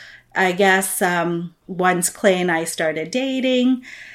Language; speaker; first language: English; non-native, local second language; Filipino